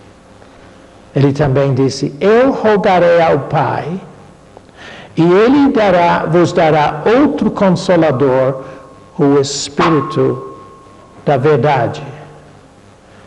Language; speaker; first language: Portuguese; non-native, fluent; English